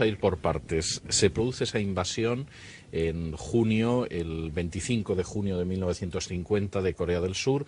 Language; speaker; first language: Spanish; native; Spanish